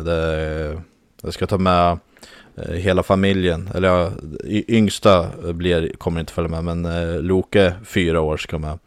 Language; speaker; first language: Swedish; native; Swedish